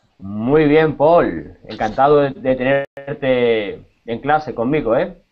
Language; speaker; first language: Spanish; native; Spanish